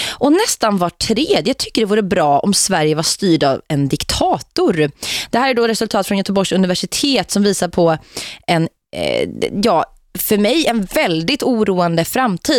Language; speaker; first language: Swedish; native; Swedish